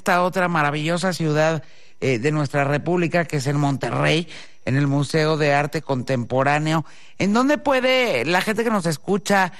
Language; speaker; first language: Spanish; native; Spanish